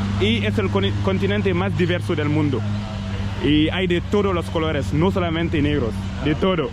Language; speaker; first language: Spanish; non-native, local second language; French